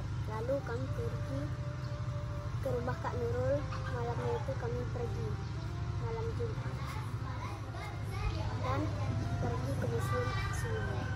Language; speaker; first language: Indonesian; non-native, local second language; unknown